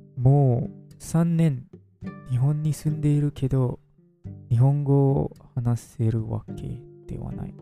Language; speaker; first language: Japanese; non-native, fluent; English